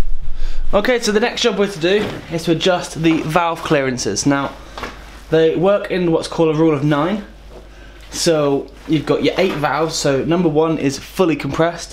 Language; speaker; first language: English; native; English